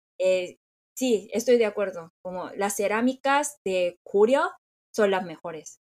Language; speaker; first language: Spanish; non-native, fluent; Korean